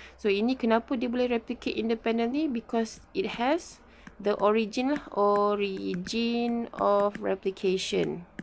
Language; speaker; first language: English; non-native, local second language; Malay